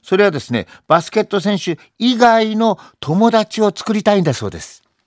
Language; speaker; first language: Japanese; native; Japanese